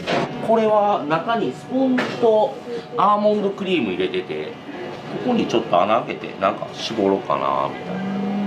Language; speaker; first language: Japanese; native; Japanese